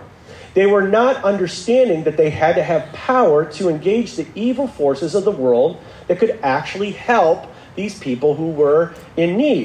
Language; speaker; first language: English; native; English